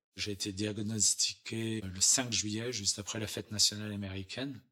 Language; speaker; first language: French; native; French